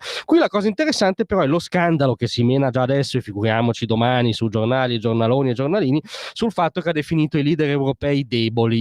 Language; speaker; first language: Italian; native; Italian